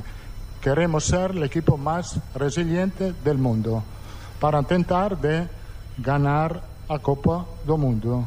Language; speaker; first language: Portuguese; non-native, fluent; Italian